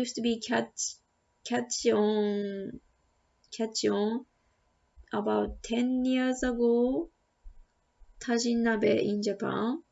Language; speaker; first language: English; non-native, learner; Japanese